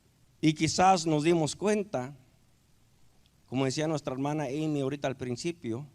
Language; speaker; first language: Spanish; native; Spanish